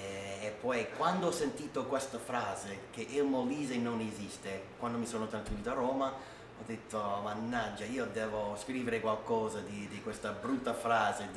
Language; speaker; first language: Italian; non-native, learner; English